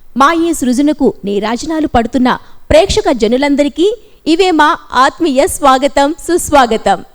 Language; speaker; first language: Telugu; native; Telugu